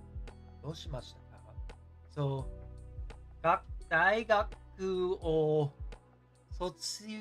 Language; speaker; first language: Japanese; non-native, learner; English